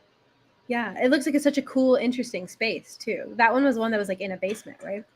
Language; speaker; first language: English; native; English